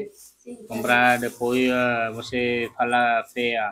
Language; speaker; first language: Portuguese; non-native, learner; Vietnamese